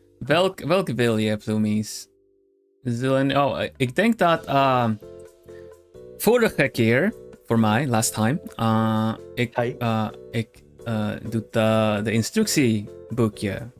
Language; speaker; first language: Dutch; non-native, learner; Swedish